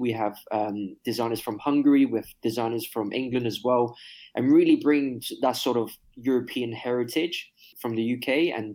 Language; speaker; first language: English; non-native, local second language; Cantonese